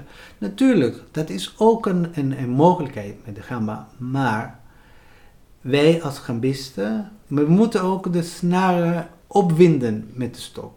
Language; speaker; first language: Dutch; non-native, fluent; Spanish